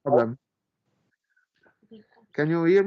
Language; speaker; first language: English; non-native, fluent; Italian